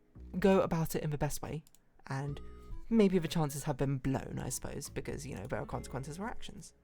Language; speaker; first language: English; native; English